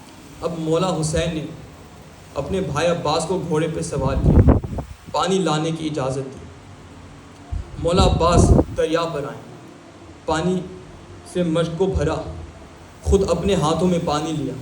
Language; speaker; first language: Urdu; early bilingual, heritage; Urdu